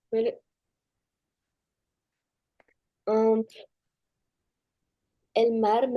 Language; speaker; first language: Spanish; non-native, learner; English